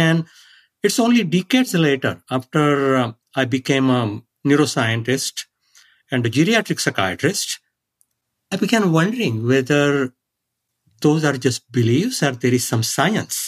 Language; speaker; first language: English; non-native, local second language; Marathi